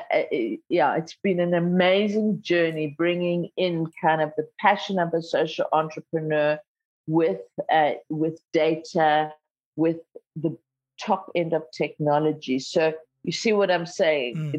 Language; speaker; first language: English; non-native, local second language; Zulu